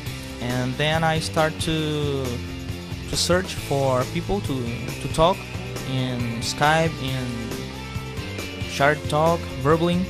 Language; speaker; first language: English; non-native, fluent; Portuguese